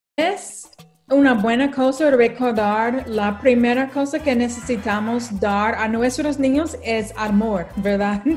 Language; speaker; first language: Spanish; non-native, learner; English